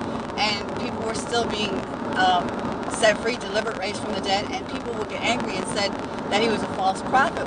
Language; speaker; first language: English; native; English